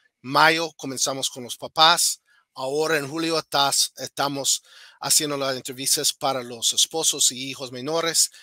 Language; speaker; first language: Spanish; non-native, fluent; English